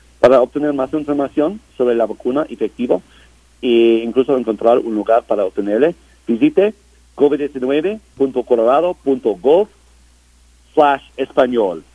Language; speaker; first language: Spanish; non-native, learner; English